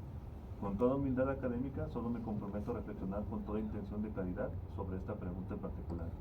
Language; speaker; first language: Spanish; native; Spanish